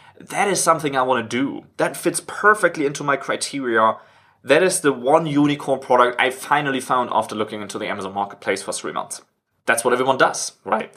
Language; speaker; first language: English; non-native, fluent; German